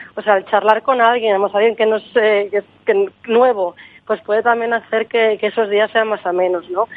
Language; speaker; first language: Spanish; native; Spanish